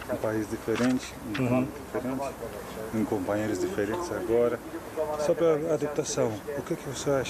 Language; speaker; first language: Portuguese; non-native, fluent; Turkish